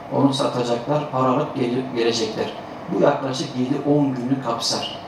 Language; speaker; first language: Turkish; native; Turkish